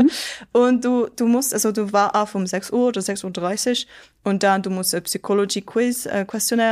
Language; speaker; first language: German; non-native, local second language; French